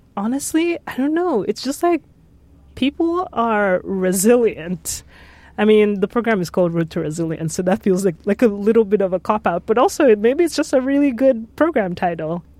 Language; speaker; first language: English; non-native, local second language; Yoruba